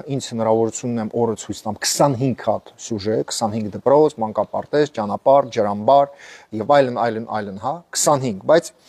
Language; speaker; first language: Armenian; native; Armenian